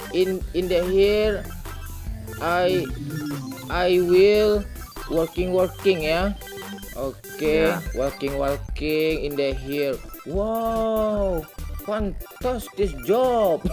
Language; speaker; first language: English; non-native, learner; Indonesian